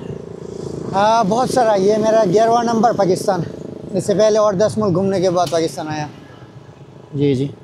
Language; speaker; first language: Hindi; non-native, learner; Bangla